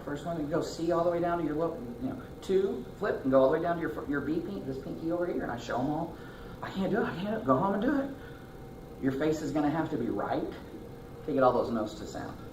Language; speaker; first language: English; native; English